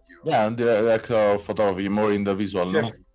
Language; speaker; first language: English; non-native, learner; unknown